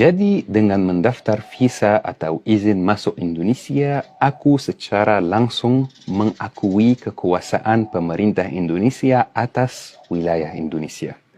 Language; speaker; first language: Indonesian; non-native, fluent; Arabic